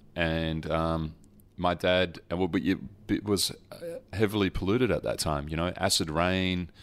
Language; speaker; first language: English; early bilingual, other home language; Dutch